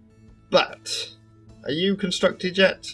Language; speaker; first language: English; native; English